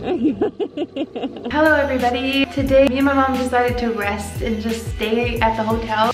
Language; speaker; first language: English; native; English